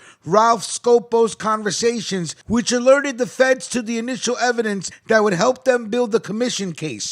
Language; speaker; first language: English; native; English